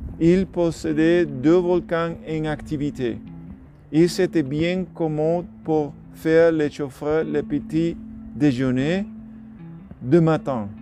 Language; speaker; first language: French; non-native, learner; Spanish